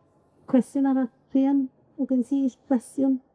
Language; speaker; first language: Welsh; native; Welsh